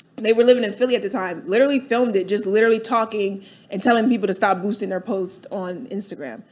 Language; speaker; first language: English; native; English